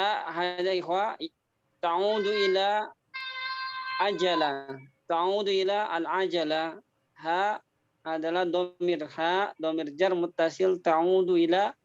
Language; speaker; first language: Arabic; non-native, fluent; Indonesian